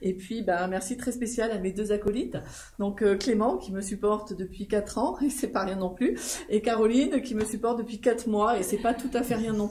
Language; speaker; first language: French; native; French